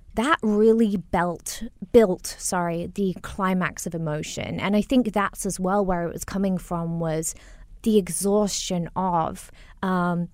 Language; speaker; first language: English; native; English